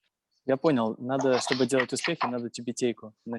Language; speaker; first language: Russian; native; Russian